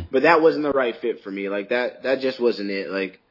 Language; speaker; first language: English; native; English